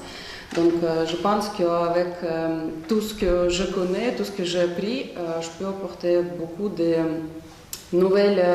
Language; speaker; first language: French; non-native, fluent; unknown